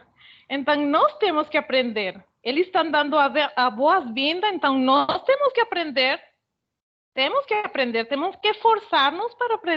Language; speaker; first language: Portuguese; non-native, fluent; Spanish